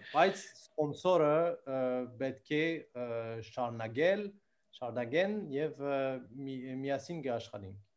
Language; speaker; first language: Armenian; early bilingual, heritage; Armenian